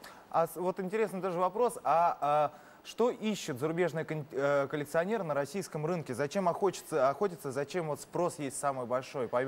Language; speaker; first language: Russian; native; Russian